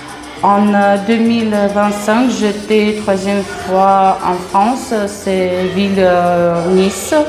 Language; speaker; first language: French; non-native, fluent; Russian